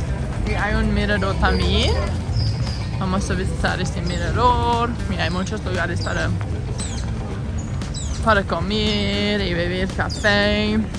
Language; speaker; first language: Spanish; non-native, learner; English